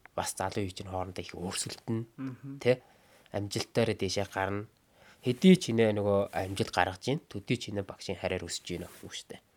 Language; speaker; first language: Mongolian; native; Mongolian